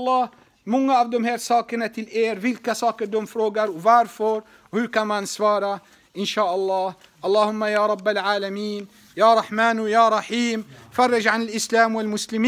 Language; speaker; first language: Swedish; non-native, fluent; Arabic